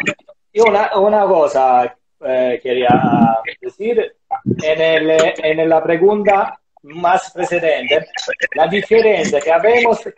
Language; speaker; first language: Spanish; non-native, learner; Italian